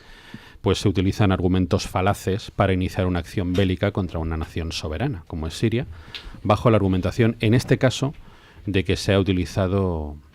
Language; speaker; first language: Spanish; native; Spanish